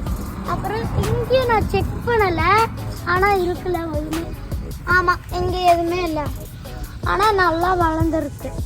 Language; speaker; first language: Tamil; early bilingual, heritage; Tamil